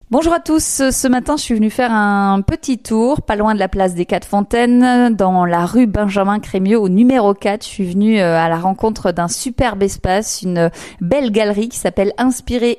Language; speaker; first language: French; native; French